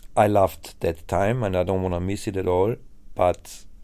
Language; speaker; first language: English; non-native, fluent; German